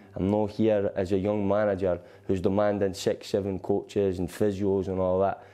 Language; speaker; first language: English; native; English